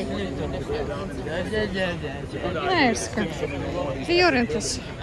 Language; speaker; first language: Swedish; non-native, learner; Russian